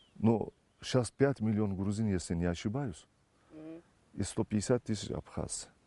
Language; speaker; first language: Russian; non-native, fluent; Turkish